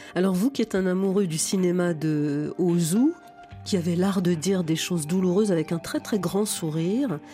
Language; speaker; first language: French; native; French